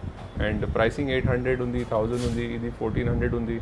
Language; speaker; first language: Telugu; non-native, local second language; Hindi